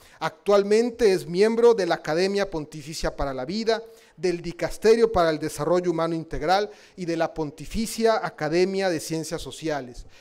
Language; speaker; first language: Spanish; native; Spanish